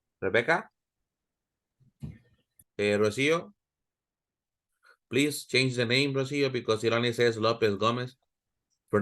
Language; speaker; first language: English; non-native, fluent; Spanish